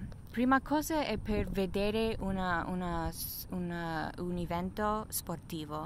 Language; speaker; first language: Italian; non-native, fluent; English